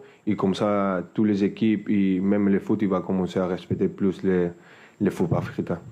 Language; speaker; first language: French; non-native, fluent; Spanish